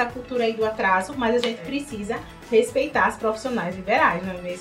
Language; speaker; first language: Portuguese; native; Portuguese